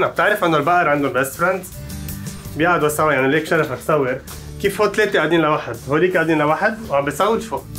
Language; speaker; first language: Arabic; native; Arabic